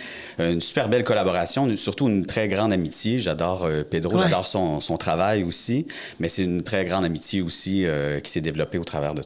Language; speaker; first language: French; native; French